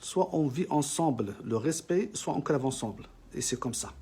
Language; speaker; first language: French; non-native, local second language; Arabic